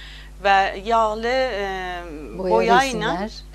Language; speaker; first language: Turkish; non-native, learner; Azerbaijani